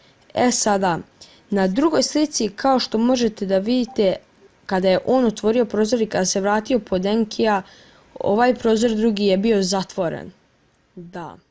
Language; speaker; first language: Bosnian; native; Bosnian